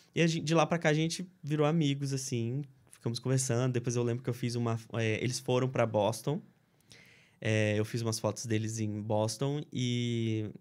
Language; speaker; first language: Portuguese; native; Portuguese